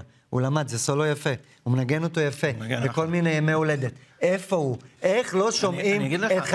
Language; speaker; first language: Hebrew; native; Hebrew